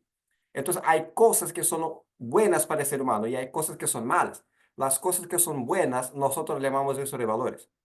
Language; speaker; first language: Spanish; non-native, fluent; Portuguese